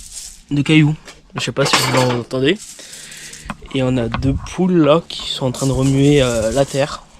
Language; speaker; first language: French; native; French